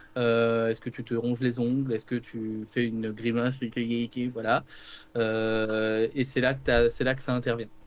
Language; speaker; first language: French; native; French